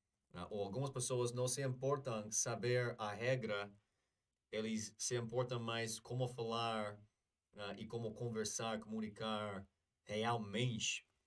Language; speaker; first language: Portuguese; non-native, fluent; English